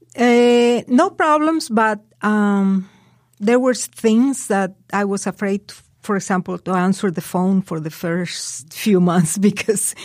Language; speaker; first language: English; non-native, fluent; Spanish